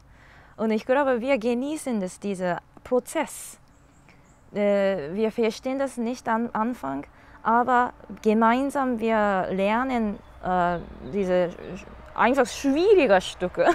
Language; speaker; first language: German; non-native, learner; English